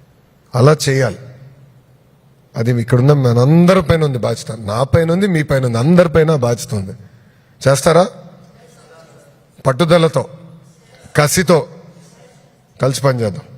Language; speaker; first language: Telugu; native; Telugu